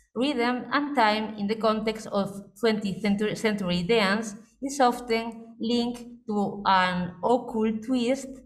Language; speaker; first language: English; non-native, fluent; Spanish